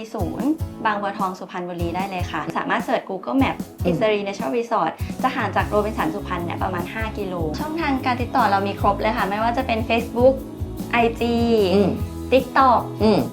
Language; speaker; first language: Thai; native; Thai